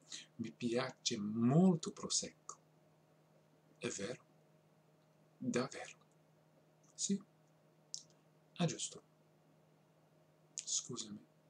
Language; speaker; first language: Italian; non-native, learner; English